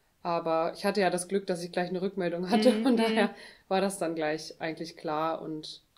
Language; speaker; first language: German; native; German